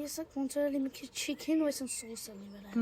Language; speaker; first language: Armenian; early bilingual, heritage; Armenian